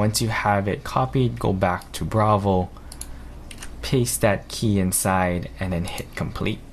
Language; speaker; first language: English; native; English